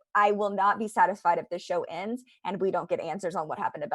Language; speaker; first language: English; native; English